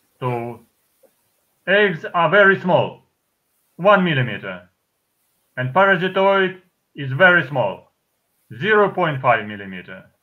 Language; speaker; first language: English; non-native, fluent; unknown